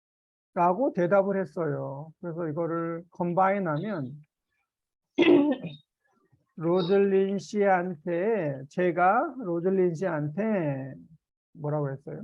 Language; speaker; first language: Korean; native; Korean